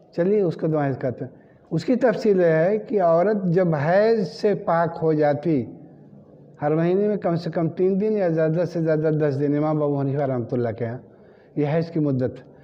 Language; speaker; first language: Urdu; native; Urdu